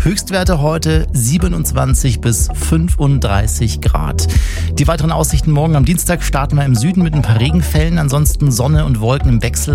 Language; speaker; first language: German; native; German